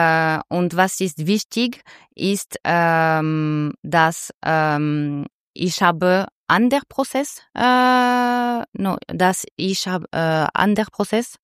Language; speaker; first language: German; non-native, learner; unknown